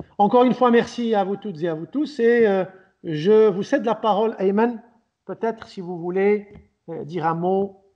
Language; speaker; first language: French; non-native, local second language; Arabic